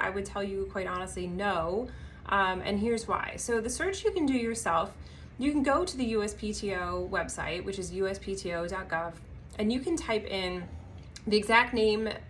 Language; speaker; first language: English; native; English